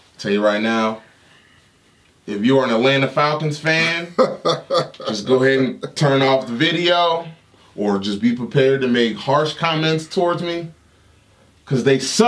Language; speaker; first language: English; native; English